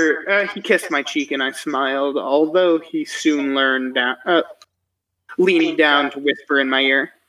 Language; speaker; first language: English; native; English